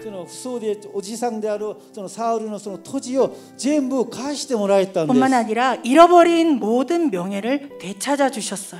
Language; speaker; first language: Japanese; non-native, fluent; Korean